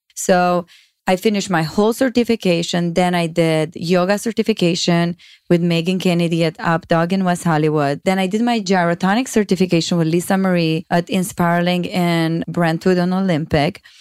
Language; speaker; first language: English; non-native, fluent; Romanian